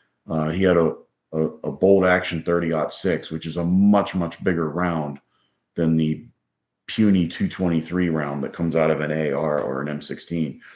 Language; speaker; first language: English; native; English